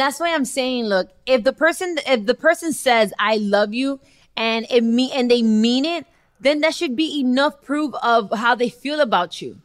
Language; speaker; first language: English; early bilingual, other home language; Spanish